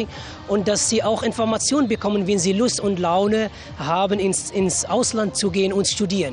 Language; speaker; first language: German; non-native, fluent; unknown